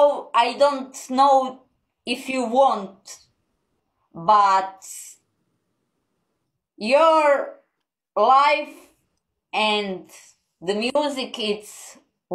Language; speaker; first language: English; non-native, learner; Croatian